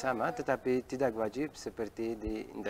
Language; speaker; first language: Indonesian; non-native, learner; Uzbek